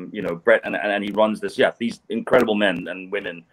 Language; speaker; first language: English; native; English